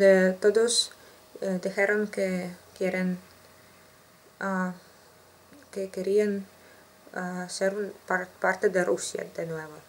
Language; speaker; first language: Spanish; non-native, learner; Russian